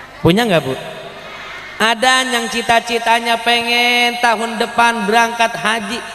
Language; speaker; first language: Indonesian; native; Indonesian